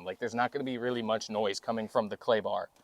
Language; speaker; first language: English; native; English